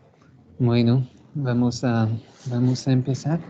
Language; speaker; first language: Spanish; non-native, fluent; French